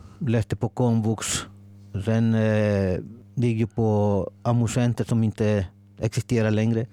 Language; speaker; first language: Swedish; non-native, fluent; Spanish